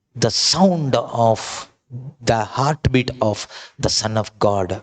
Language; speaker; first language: English; non-native, local second language; Kannada